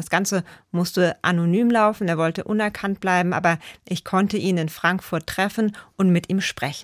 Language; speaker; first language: German; native; German